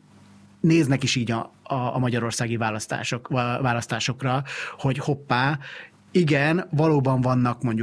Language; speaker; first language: Hungarian; native; Hungarian